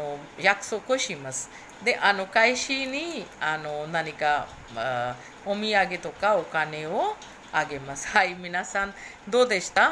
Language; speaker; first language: Japanese; non-native, fluent; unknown